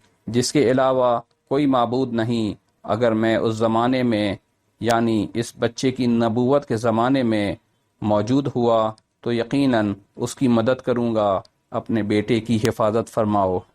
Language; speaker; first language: Urdu; native; Urdu